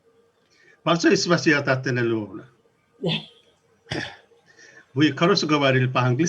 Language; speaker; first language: Russian; non-native, learner; Nepali